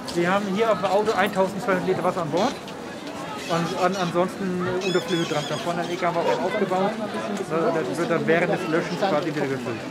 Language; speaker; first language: German; native; German